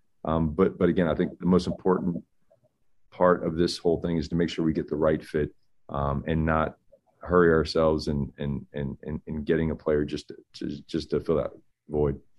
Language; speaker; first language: English; early bilingual, other home language; Spanish